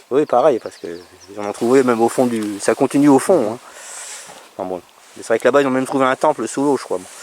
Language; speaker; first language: French; native; French